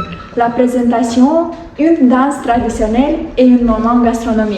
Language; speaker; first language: French; non-native, learner; Romanian